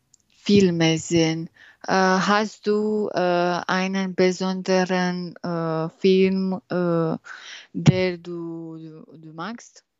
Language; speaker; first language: German; non-native, learner; French